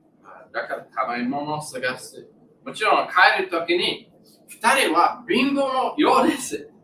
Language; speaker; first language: Japanese; non-native, learner; English